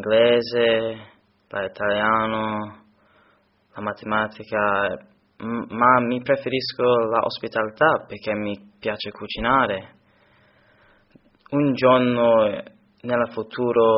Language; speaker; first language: Italian; non-native, learner; English